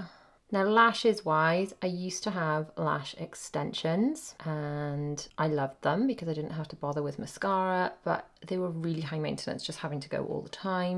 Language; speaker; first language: English; native; English